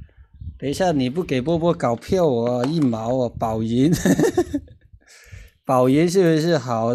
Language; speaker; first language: Chinese; native; Chinese